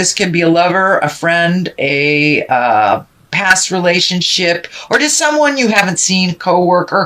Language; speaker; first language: English; native; English